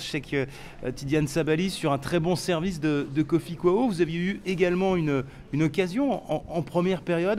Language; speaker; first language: French; native; French